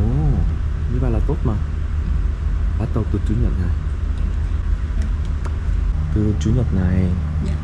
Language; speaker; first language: Vietnamese; non-native, learner; Korean